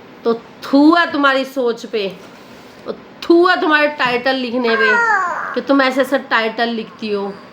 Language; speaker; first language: Hindi; native; Hindi